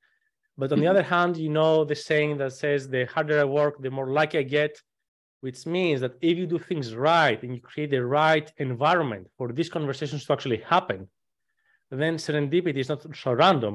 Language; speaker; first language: English; non-native, fluent; Greek